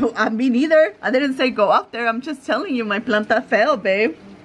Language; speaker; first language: English; early bilingual, other home language; Spanish